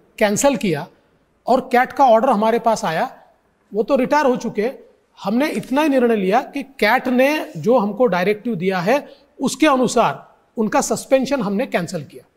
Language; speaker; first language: Hindi; non-native, local second language; Marathi